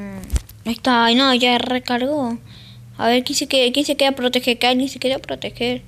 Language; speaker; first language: Spanish; native; Spanish